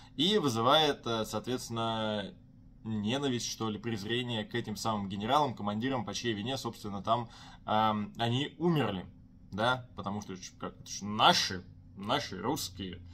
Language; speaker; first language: Russian; native; Russian